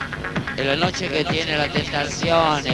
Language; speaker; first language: Spanish; non-native, learner; Italian